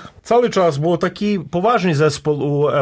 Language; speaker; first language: Polish; non-native, learner; Serbian